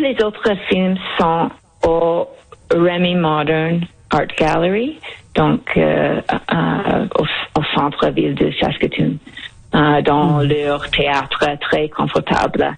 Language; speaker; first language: French; non-native, local second language; English